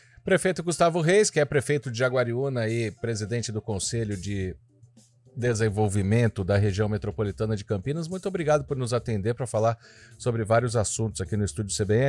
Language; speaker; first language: Portuguese; native; Portuguese